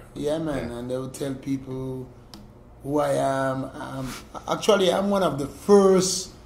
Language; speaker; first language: English; native; English